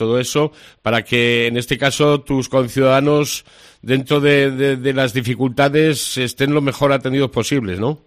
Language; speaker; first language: Spanish; native; Spanish